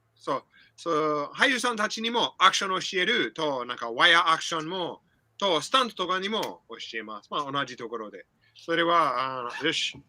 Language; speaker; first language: Japanese; non-native, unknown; English